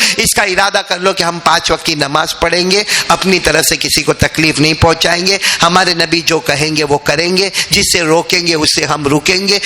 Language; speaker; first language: Urdu; native; Urdu